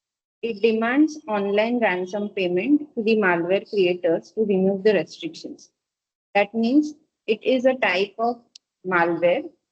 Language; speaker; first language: English; non-native, local second language; Marathi